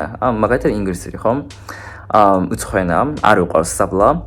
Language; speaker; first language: Georgian; non-native, fluent; Japanese